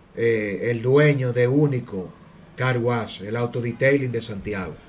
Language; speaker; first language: Spanish; native; Spanish